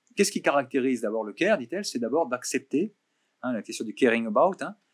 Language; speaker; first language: French; native; French